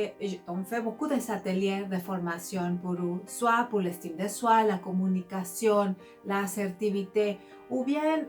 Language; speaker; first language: French; non-native, fluent; Spanish